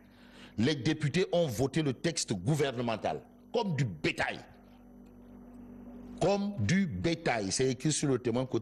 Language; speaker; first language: French; non-native, local second language; Wolof